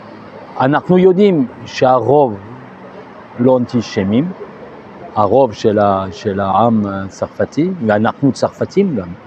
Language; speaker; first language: Hebrew; non-native, fluent; French